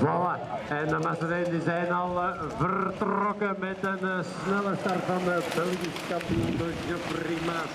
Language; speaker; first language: Dutch; native; Dutch